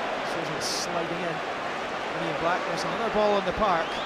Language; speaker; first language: English; native; English